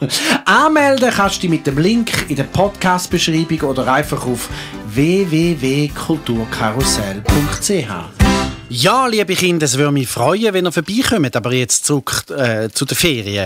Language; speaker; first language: German; native; German